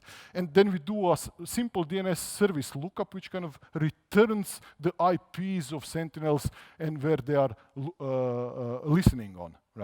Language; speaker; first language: English; non-native, fluent; Croatian